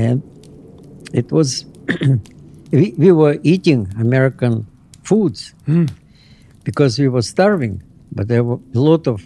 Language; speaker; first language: English; non-native, fluent; Russian